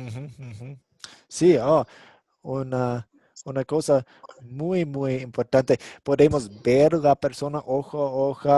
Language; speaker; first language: Spanish; non-native, fluent; English